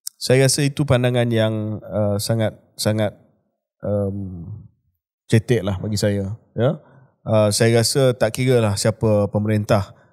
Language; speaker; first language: Malay; early bilingual, heritage; Malay